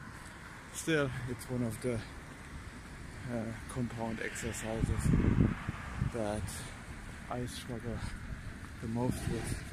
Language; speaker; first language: English; non-native, fluent; German